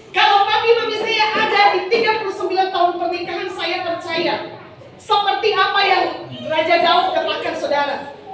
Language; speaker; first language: Indonesian; native; Indonesian